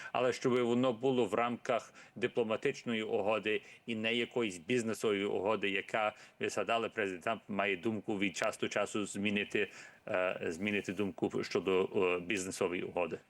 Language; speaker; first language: Ukrainian; early bilingual, heritage; Ukrainian